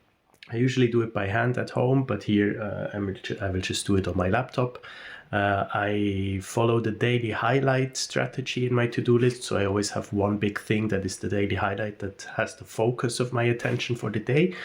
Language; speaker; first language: English; non-native, fluent; German